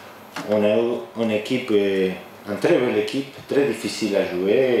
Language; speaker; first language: French; non-native, fluent; Spanish